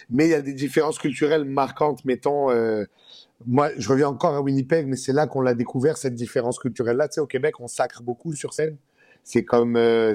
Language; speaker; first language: French; native; French